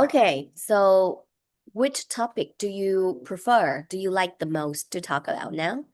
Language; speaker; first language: English; non-native, fluent; Vietnamese